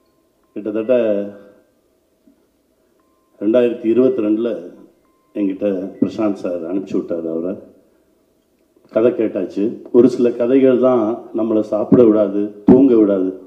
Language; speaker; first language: Tamil; native; Tamil